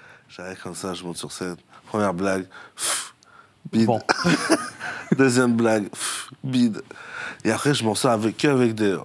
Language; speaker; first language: French; native; French